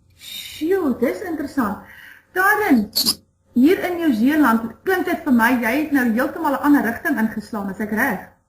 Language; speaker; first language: Afrikaans; native; Afrikaans